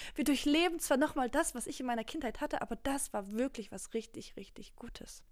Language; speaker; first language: German; non-native, local second language; Polish